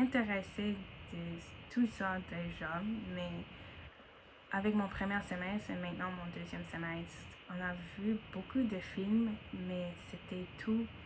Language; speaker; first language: French; non-native, learner; English